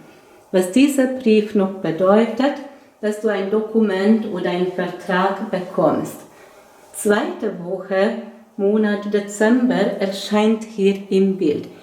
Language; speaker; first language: German; non-native, fluent; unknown